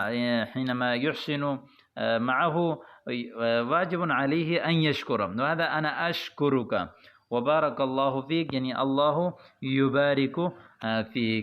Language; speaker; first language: Arabic; non-native, fluent; Urdu